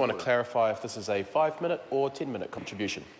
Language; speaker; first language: English; native; English